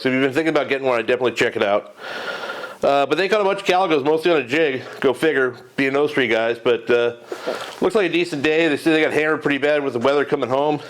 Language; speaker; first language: English; native; English